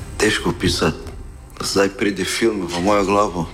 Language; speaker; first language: Slovenian; non-native, learner; Portuguese